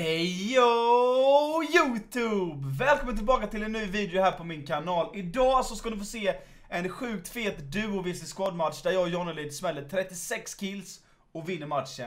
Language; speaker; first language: Swedish; native; Swedish